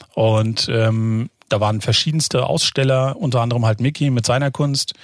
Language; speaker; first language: German; native; German